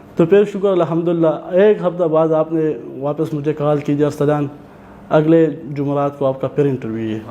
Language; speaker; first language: Urdu; non-native, local second language; Pashto